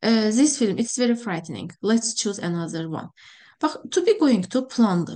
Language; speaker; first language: English; non-native, fluent; Azerbaijani